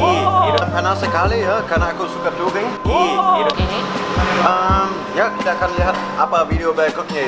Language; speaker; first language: Indonesian; non-native, fluent; German